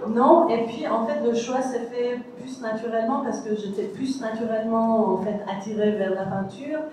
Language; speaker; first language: French; non-native, fluent; Persian